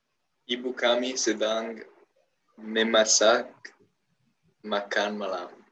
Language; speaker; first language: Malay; non-native, learner; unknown